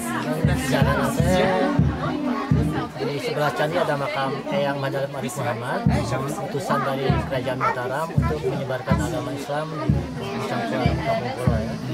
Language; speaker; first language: Indonesian; non-native, local second language; Sundanese